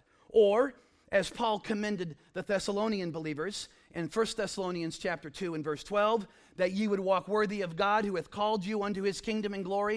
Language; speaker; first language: English; native; English